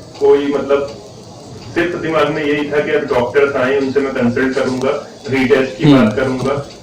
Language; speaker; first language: Hindi; native; Hindi